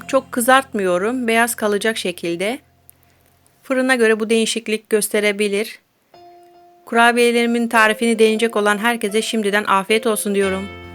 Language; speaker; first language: Turkish; native; Turkish